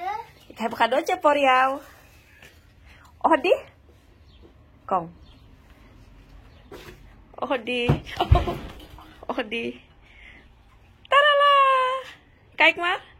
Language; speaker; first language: Dutch; non-native, learner; Indonesian